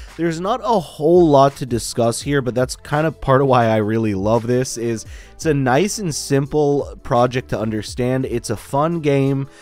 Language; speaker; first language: English; native; English